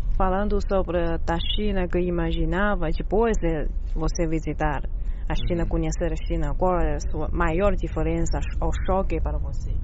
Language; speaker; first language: Portuguese; non-native, learner; Chinese